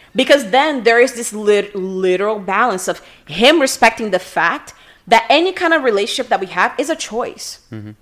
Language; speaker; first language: English; non-native, fluent; Portuguese